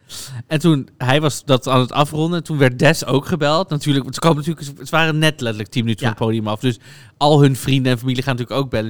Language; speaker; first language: Dutch; native; Dutch